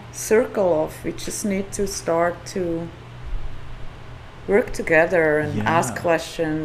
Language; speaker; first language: English; non-native, fluent; Swiss German